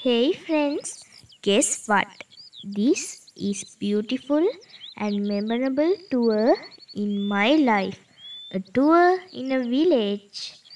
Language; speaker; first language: English; non-native, local second language; Sinhala